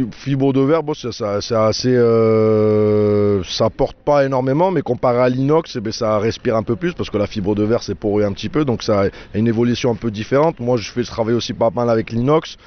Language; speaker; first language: French; native; French